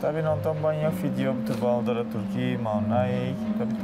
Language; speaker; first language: Indonesian; non-native, fluent; Turkish